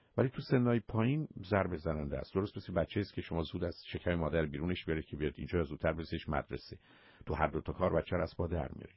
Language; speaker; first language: Persian; native; Persian